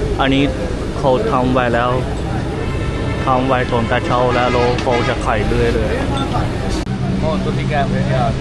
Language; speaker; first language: Thai; non-native, fluent; Urdu